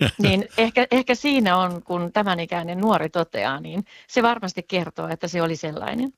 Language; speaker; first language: Finnish; native; Finnish